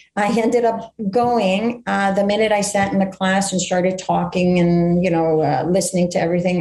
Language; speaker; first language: English; early bilingual, other home language; Greek